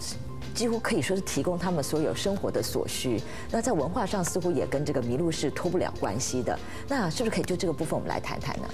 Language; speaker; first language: Chinese; native; Chinese